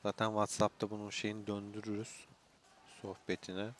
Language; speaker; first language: Turkish; native; Turkish